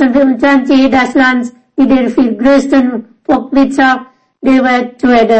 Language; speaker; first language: German; non-native, fluent; Indonesian